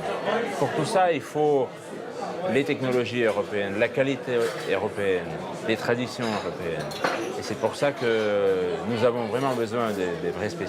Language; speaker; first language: French; non-native, fluent; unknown